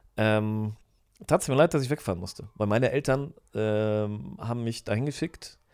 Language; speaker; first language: German; native; German